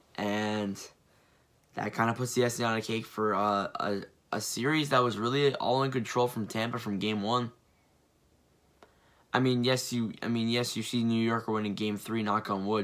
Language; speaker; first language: English; native; English